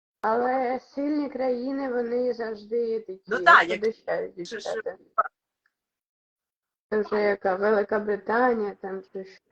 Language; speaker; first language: Ukrainian; non-native, local second language; Russian